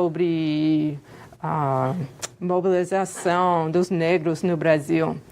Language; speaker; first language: Portuguese; non-native, fluent; English